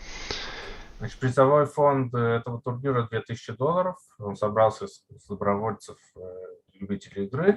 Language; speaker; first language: Russian; native; Russian